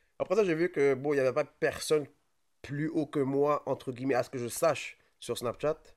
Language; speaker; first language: French; early bilingual, other home language; Arabic